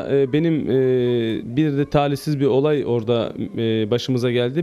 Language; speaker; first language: Turkish; native; Turkish